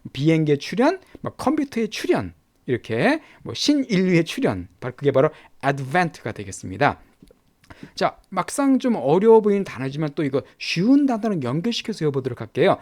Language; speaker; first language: Korean; native; Korean